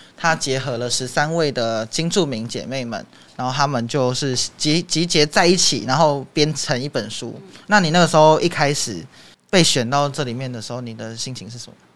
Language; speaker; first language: Chinese; native; Chinese